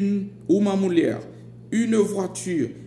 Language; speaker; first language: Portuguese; non-native, fluent; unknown